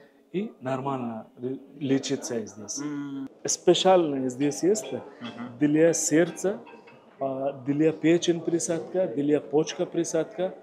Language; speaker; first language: Russian; non-native, learner; Hindi